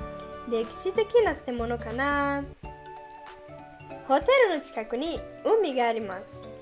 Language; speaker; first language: Japanese; non-native, learner; Portuguese